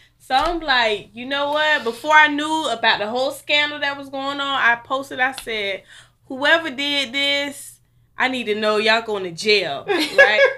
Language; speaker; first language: English; native; English